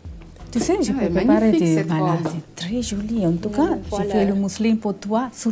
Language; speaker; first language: French; non-native, learner; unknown